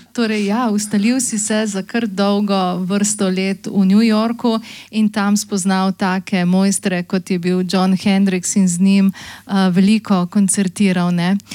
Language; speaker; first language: Slovenian; native; Slovenian